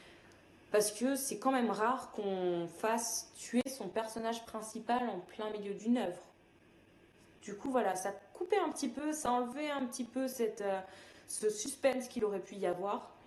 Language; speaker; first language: French; native; French